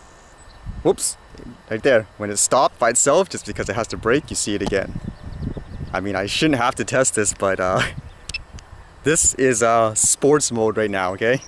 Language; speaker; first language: English; native; English